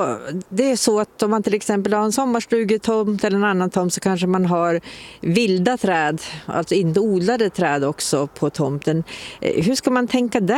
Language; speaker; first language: Swedish; native; Swedish